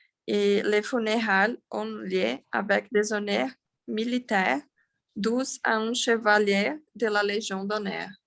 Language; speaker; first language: French; non-native, learner; Portuguese